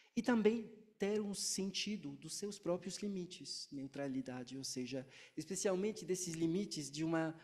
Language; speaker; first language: Portuguese; non-native, fluent; French